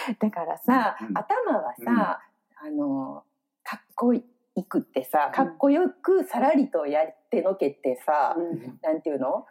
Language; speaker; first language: Japanese; native; Japanese